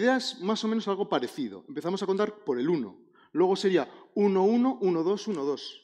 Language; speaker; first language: Spanish; native; Spanish